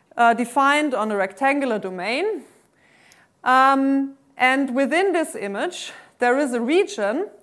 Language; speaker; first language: English; non-native, fluent; German